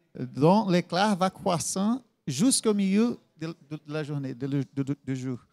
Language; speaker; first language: French; non-native, learner; Portuguese